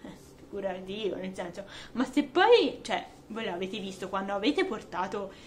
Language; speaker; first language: Italian; native; Italian